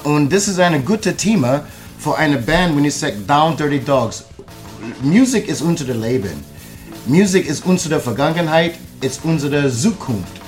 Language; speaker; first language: German; non-native, learner; English